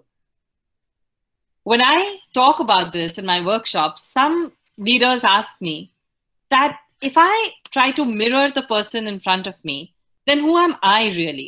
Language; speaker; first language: English; non-native, local second language; Hindi